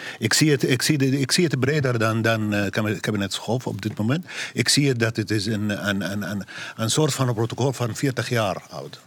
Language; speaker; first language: Dutch; non-native, learner; Arabic